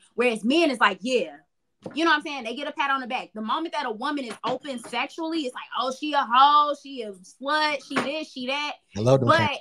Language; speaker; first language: English; native; English